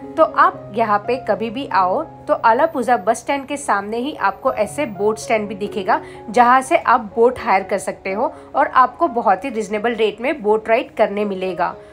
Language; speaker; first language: Hindi; non-native, local second language; Gujarati